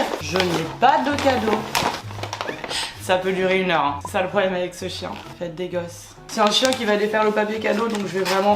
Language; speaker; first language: French; native; French